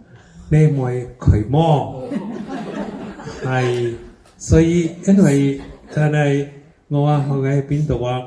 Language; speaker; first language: Cantonese; early bilingual, heritage; Cantonese